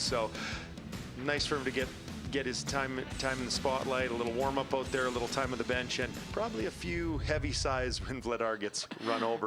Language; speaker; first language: English; native; English